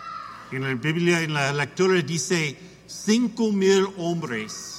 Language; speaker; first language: Spanish; non-native, learner; English